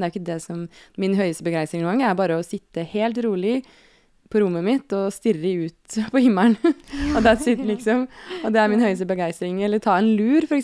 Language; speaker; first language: Norwegian; native; Norwegian